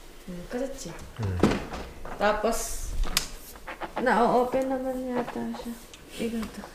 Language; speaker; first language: Korean; non-native, learner; Filipino